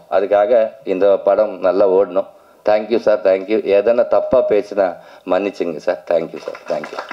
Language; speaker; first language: Tamil; non-native, learner; Telugu